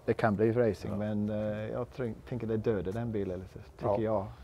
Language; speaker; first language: Swedish; non-native, learner; English